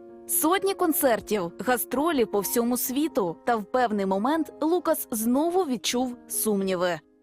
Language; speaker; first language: Ukrainian; native; Ukrainian